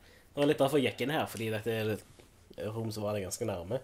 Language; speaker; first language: Norwegian; native; Norwegian